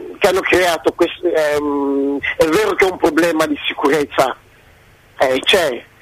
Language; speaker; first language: Italian; non-native, fluent; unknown